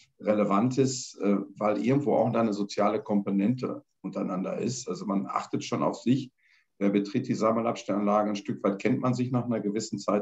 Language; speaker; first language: German; native; German